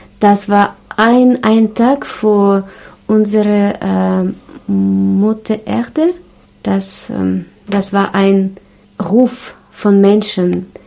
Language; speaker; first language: German; non-native, learner; Russian